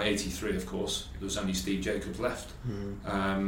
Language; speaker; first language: English; native; English